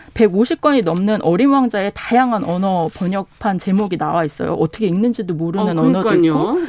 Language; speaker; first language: Korean; native; Korean